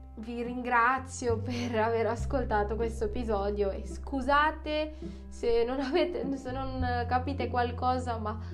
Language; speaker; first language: Italian; non-native, fluent; Filipino